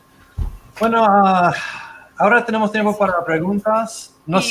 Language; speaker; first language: Spanish; non-native, fluent; English